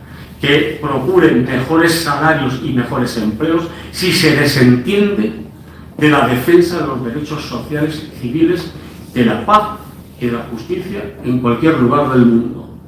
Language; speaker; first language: Spanish; native; Spanish